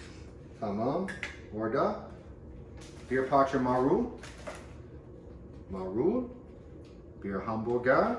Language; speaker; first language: Turkish; non-native, learner; English